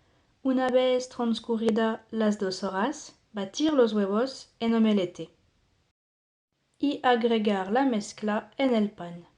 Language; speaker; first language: Spanish; non-native, learner; French